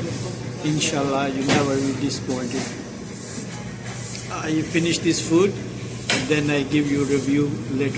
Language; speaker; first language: English; non-native, learner; Urdu